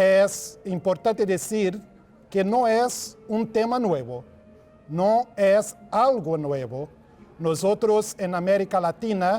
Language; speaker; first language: Spanish; non-native, fluent; Portuguese